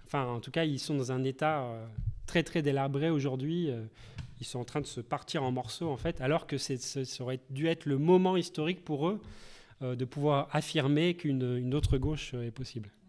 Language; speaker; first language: French; native; French